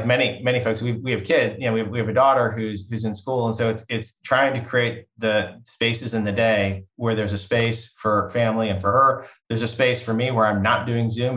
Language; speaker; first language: English; native; English